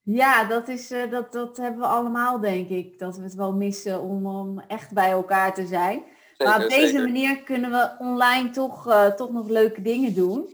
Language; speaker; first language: Dutch; native; Dutch